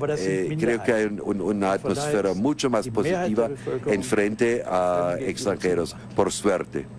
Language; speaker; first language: Spanish; non-native, fluent; German